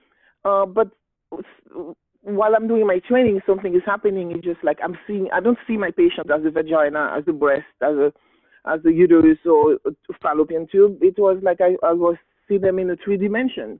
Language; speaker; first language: English; non-native, fluent; Haitian Creole